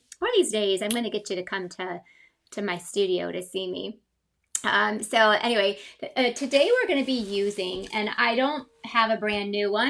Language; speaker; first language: English; native; English